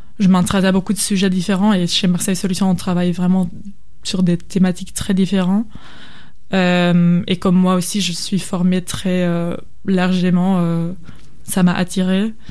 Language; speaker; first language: French; non-native, local second language; Dutch